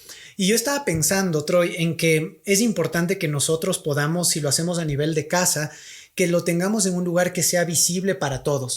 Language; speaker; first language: Spanish; native; Spanish